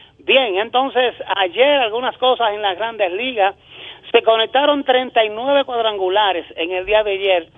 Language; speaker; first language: Spanish; native; Spanish